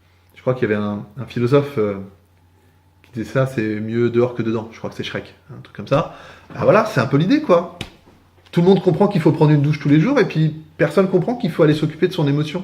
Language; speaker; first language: French; native; French